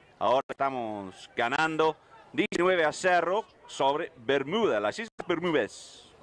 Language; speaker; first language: Spanish; non-native, learner; English